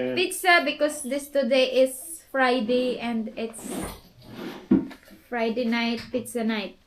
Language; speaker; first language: English; non-native, local second language; Filipino